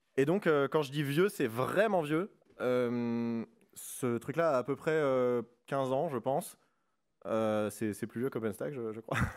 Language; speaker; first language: French; native; French